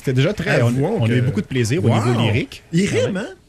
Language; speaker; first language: French; native; French